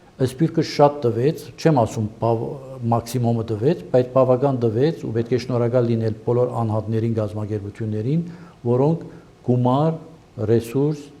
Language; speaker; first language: Armenian; early bilingual, heritage; Armenian